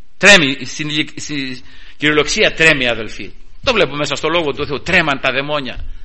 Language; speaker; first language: Greek; native; Greek